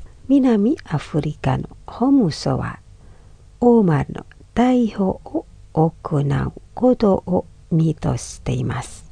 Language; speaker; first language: Japanese; non-native, fluent; Indonesian